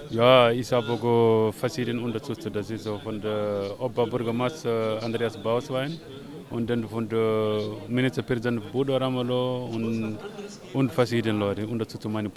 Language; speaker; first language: German; non-native, learner; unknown